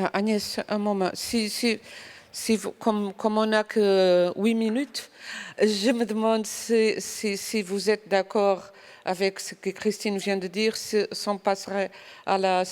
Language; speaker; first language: French; non-native, fluent; Portuguese